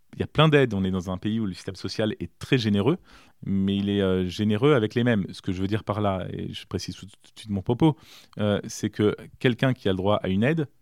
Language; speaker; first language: French; native; French